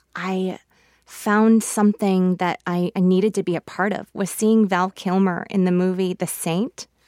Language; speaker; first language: English; early bilingual, other home language; Korean